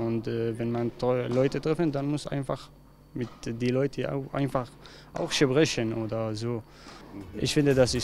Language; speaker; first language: German; non-native, learner; Arabic